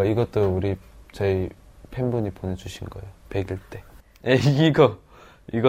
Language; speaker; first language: Korean; native; Korean